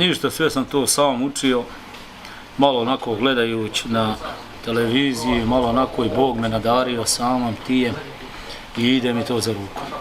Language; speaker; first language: Bosnian; native; Bosnian